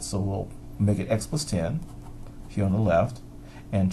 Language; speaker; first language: English; native; English